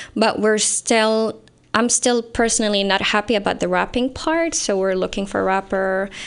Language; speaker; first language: English; non-native, fluent; Arabic